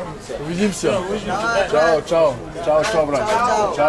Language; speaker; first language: Russian; non-native, learner; French